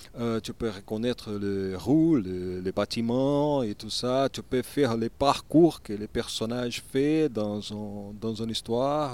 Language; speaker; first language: French; non-native, learner; Portuguese